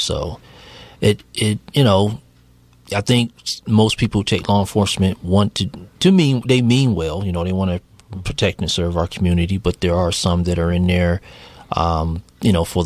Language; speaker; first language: English; native; English